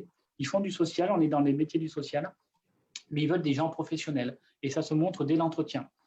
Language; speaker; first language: French; native; French